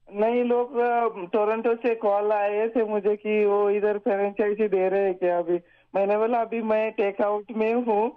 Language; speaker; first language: Hindi; non-native, local second language; Marathi